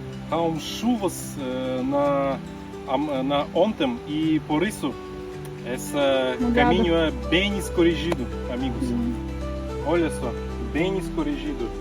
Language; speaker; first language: Portuguese; non-native, learner; Russian